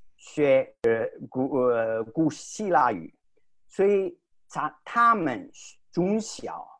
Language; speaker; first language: Chinese; non-native, fluent; Italian